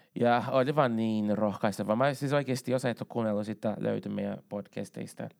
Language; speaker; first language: Finnish; non-native, fluent; Portuguese